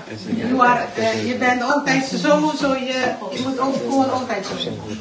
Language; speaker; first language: Dutch; non-native, learner; Indonesian